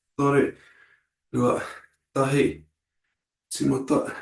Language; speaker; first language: Māori; non-native, local second language; English